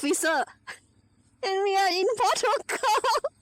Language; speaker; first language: English; non-native, local second language; Chinese